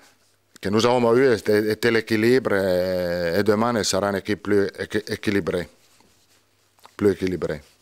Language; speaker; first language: French; non-native, learner; Italian